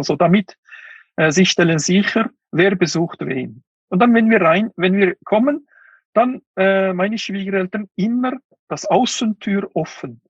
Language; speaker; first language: German; non-native, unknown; Uyghur